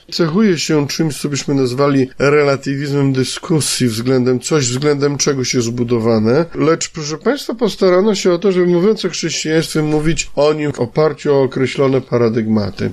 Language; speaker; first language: Polish; native; Polish